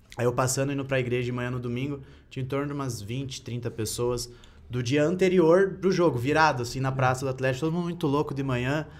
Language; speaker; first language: Portuguese; native; Portuguese